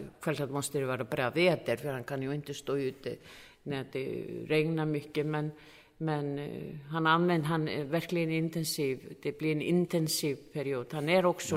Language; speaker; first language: Swedish; non-native, fluent; Icelandic